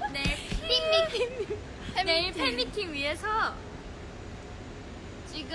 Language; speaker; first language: Korean; non-native, fluent; Chinese